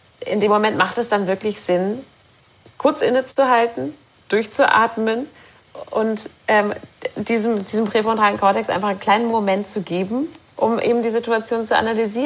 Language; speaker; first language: German; native; German